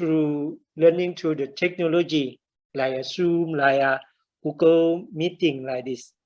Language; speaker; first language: English; non-native, learner; Thai